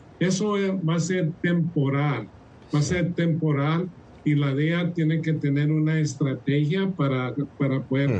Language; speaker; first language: Spanish; early bilingual, heritage; Spanish